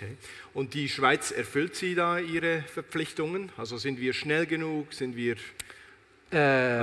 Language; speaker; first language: German; native; German